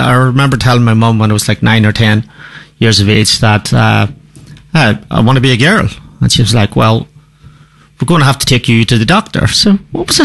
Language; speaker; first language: English; native; English